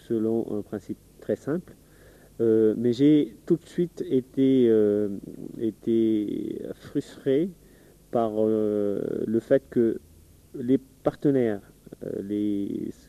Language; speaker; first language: French; non-native, local second language; Wolof